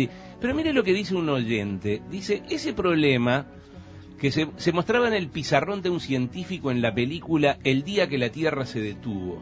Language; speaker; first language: Spanish; native; Spanish